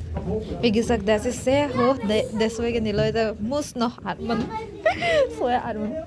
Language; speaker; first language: German; non-native, learner; Indonesian